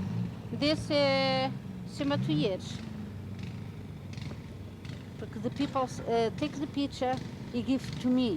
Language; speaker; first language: English; non-native, learner; Portuguese